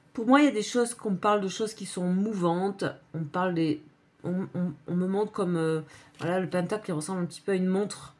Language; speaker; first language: French; native; French